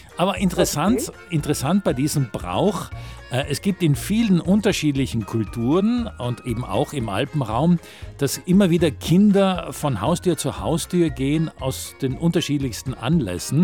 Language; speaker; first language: German; native; German